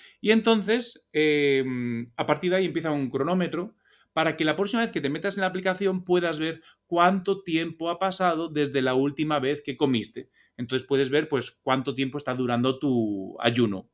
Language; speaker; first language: Spanish; native; Spanish